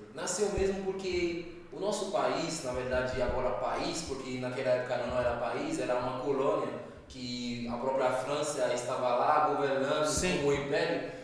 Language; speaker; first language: Portuguese; non-native, fluent; Haitian Creole